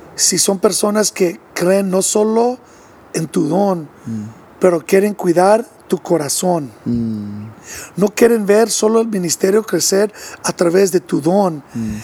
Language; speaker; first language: Spanish; early bilingual, heritage; English